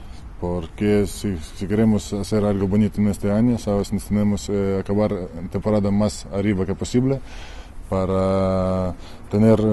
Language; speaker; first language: Spanish; non-native, learner; Ukrainian